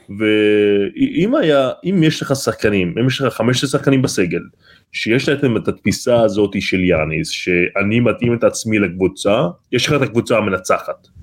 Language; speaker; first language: Hebrew; non-native, local second language; Arabic